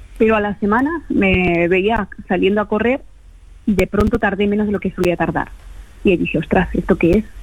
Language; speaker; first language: Spanish; early bilingual, other home language; Portuguese